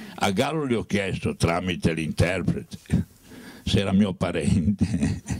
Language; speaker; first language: Italian; native; Italian